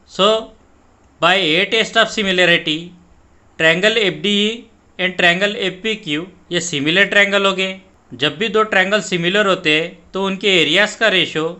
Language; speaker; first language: Hindi; non-native, local second language; Marathi